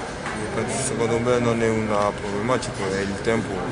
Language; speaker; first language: Italian; non-native, learner; French